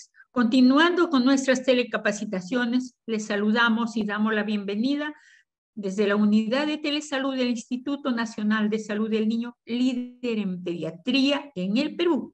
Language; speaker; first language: Spanish; native; Spanish